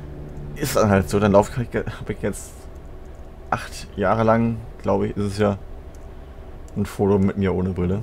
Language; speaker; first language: German; native; German